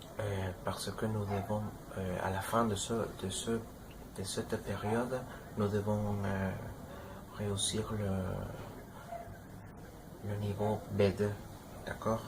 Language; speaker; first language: French; non-native, learner; Spanish